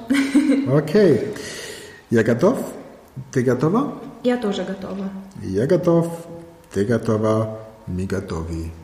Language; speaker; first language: Russian; non-native, learner; German